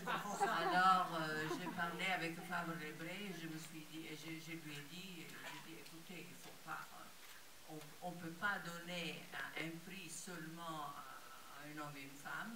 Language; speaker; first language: French; non-native, fluent; Italian